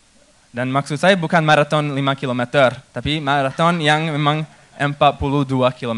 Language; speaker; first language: Indonesian; non-native, fluent; English